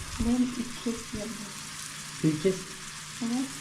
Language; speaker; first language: Turkish; non-native, learner; Lao